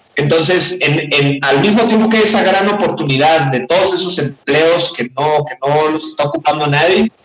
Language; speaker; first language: Spanish; native; Spanish